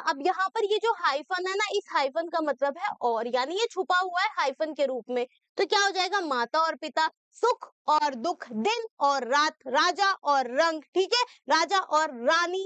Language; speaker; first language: Hindi; native; Hindi